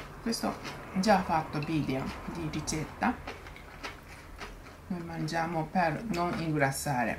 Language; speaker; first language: Italian; non-native, learner; Japanese